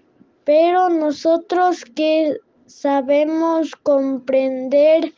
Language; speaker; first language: Spanish; non-native, learner; French